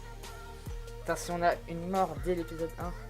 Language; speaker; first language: French; native; French